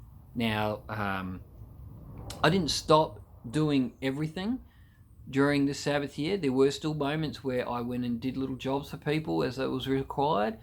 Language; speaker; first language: English; native; English